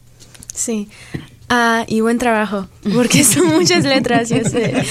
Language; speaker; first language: Spanish; early bilingual, heritage; English